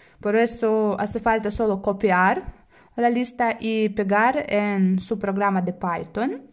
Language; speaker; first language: Spanish; non-native, fluent; Russian